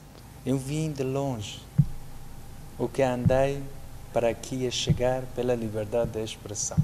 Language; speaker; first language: Portuguese; non-native, fluent; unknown